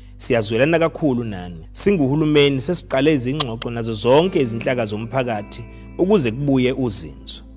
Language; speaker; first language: Zulu; native; Zulu